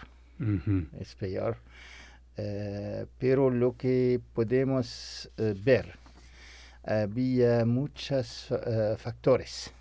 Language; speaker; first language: Spanish; non-native, fluent; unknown